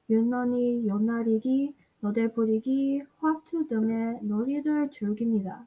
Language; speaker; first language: Korean; early bilingual, heritage; Korean